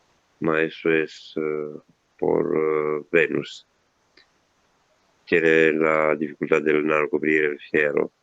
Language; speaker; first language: Spanish; non-native, learner; Italian